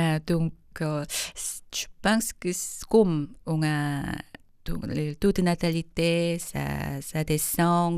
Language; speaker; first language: French; non-native, fluent; Korean